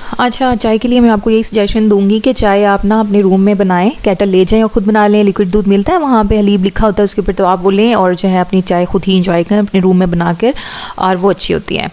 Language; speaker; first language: Urdu; non-native, local second language; Punjabi